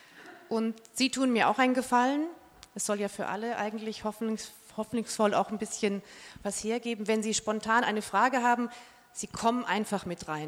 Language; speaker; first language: German; native; German